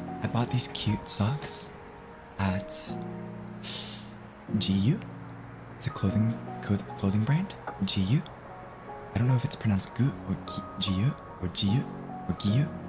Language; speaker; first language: English; native; English